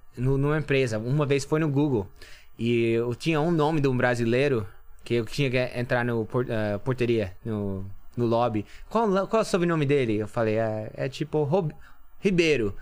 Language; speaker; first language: Portuguese; non-native, fluent; English